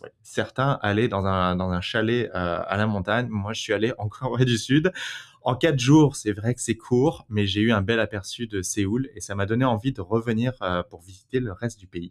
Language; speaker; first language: French; native; French